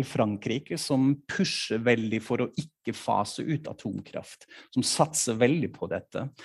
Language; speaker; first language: Norwegian; non-native, fluent; German